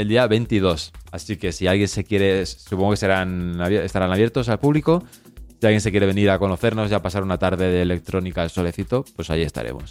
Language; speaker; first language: Spanish; native; Spanish